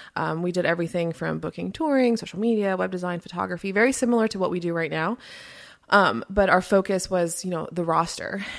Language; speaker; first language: English; early bilingual, other home language; Spanish